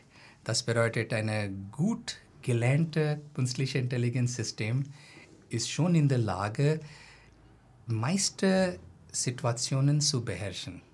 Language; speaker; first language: German; non-native, fluent; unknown